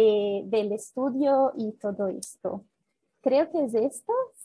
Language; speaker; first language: Spanish; non-native, fluent; Portuguese